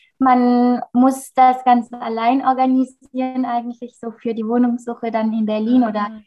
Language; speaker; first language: German; non-native, fluent; French